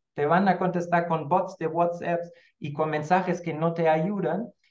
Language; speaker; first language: Spanish; non-native, fluent; German